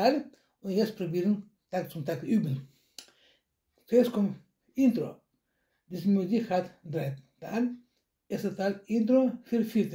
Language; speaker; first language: German; non-native, fluent; Russian